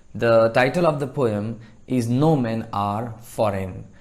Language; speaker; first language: English; non-native, local second language; Gujarati